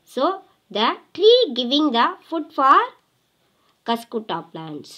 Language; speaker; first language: English; non-native, local second language; Tamil